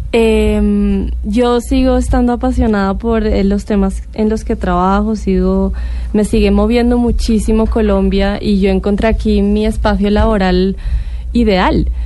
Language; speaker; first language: Spanish; non-native, local second language; Catalan